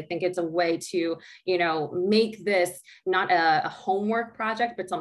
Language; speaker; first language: English; native; English